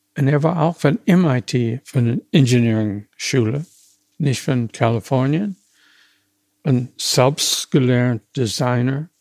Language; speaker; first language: German; non-native, fluent; English